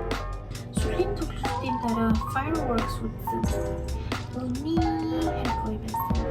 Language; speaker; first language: Mongolian; early bilingual, heritage; Mongolian